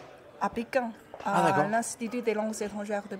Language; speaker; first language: French; non-native, learner; Chinese